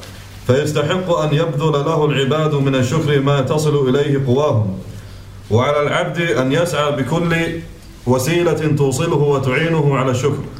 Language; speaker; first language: Arabic; native; Arabic